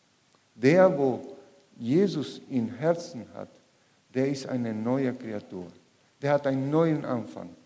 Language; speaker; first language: German; non-native, learner; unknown